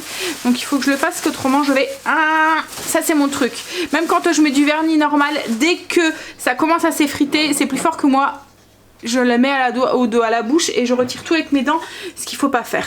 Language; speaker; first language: French; native; French